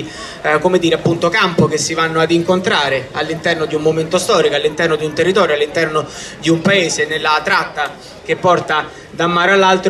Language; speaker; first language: Italian; native; Italian